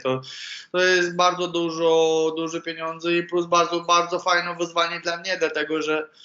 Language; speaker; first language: Polish; non-native, learner; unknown